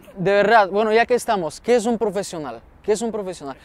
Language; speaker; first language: Spanish; non-native, fluent; Bulgarian